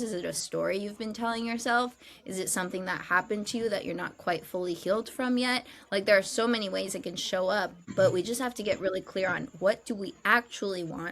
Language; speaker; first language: English; native; English